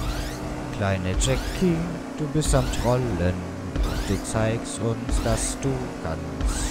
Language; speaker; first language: German; native; German